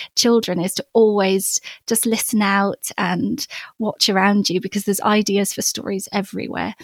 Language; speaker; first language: English; native; English